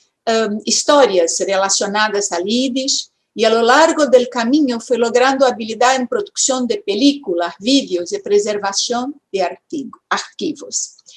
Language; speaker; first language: Spanish; non-native, fluent; Portuguese